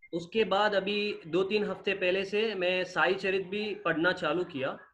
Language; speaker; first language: Hindi; non-native, local second language; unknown